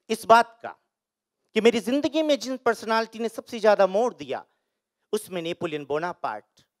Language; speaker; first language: Hindi; native; Hindi